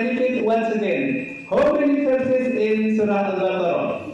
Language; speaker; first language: English; non-native, learner; Indonesian